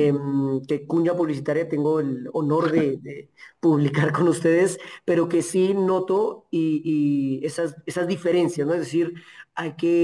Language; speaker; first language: Spanish; native; Spanish